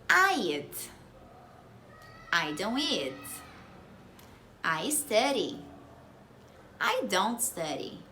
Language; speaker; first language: English; non-native, fluent; Portuguese